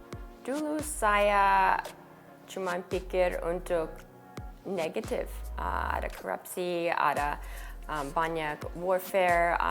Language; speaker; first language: Indonesian; early bilingual, heritage; English